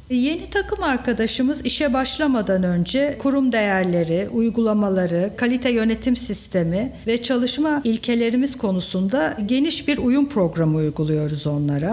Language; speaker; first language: Turkish; native; Turkish